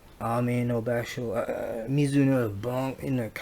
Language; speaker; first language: Japanese; non-native, learner; English